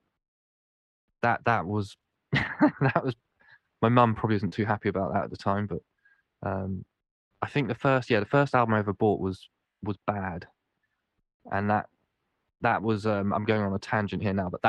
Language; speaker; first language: English; native; English